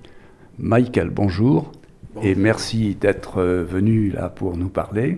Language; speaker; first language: French; native; French